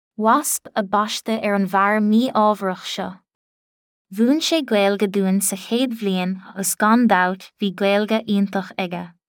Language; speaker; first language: Irish; non-native, local second language; English